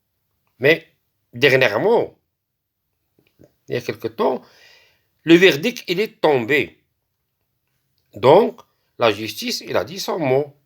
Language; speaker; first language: French; non-native, local second language; Arabic